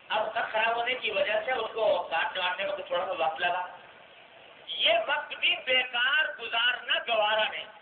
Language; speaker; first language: Urdu; non-native, local second language; Pashto